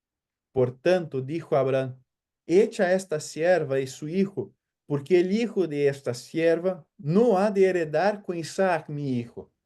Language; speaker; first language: Spanish; non-native, fluent; Portuguese